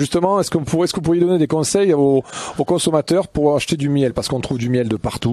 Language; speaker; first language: French; native; French